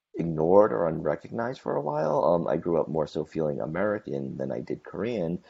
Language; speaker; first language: English; native; English